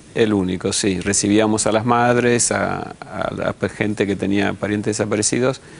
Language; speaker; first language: Spanish; early bilingual, heritage; Spanish